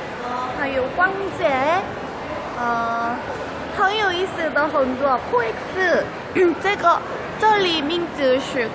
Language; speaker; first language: Chinese; non-native, learner; Korean